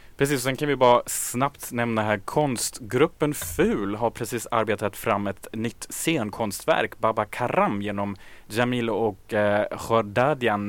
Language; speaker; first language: Swedish; native; Swedish